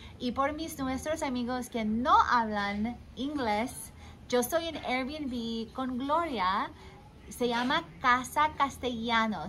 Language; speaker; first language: Spanish; non-native, learner; English